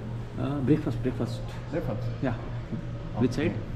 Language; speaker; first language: English; non-native, local second language; Hindi